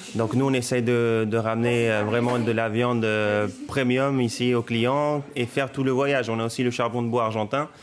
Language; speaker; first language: French; non-native, fluent; Spanish